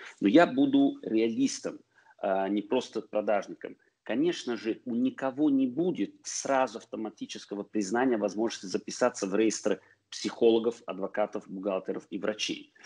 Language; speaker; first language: Russian; early bilingual, heritage; Russian